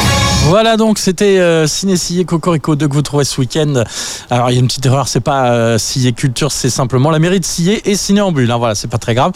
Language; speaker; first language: French; native; French